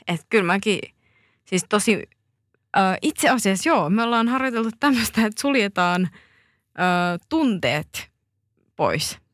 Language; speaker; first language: Finnish; native; Finnish